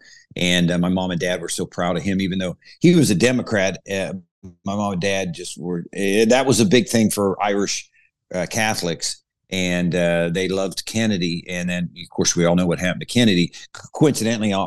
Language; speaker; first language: English; native; English